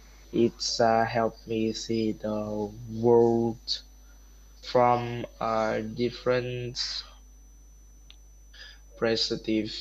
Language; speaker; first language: English; non-native, learner; Vietnamese